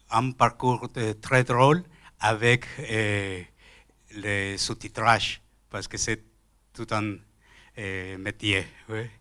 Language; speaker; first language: French; non-native, learner; Spanish